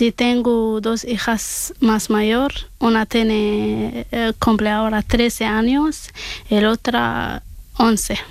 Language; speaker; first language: Spanish; non-native, learner; Arabic